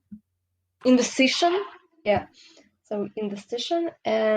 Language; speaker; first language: English; non-native, learner; Russian